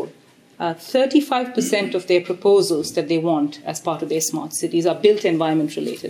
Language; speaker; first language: English; non-native, local second language; Tamil